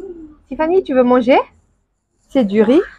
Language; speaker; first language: French; non-native, local second language; Malagasy